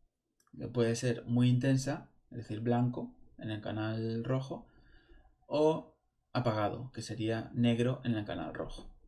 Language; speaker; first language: Spanish; native; Spanish